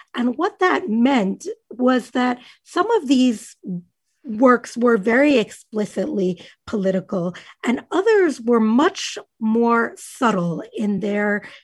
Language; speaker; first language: English; native; English